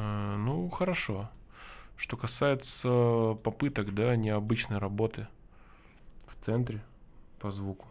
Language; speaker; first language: Russian; native; Russian